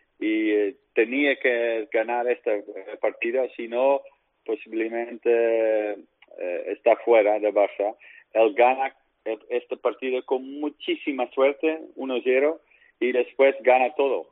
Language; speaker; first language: Spanish; non-native, learner; Dutch